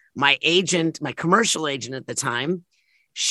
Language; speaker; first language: English; native; English